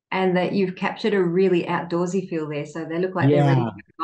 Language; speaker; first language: English; native; English